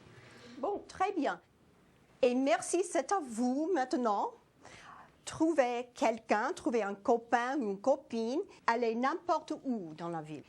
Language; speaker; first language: French; non-native, fluent; English